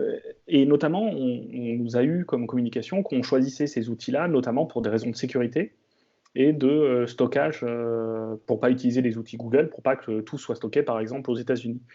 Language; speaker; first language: French; native; French